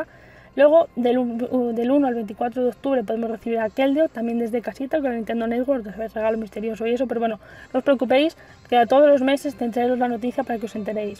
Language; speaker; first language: Spanish; native; Spanish